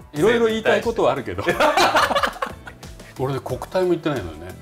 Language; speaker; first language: Japanese; native; Japanese